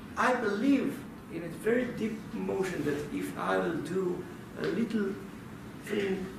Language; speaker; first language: English; non-native, fluent; Hebrew